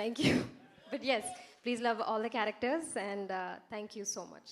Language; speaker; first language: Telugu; non-native, learner; Malayalam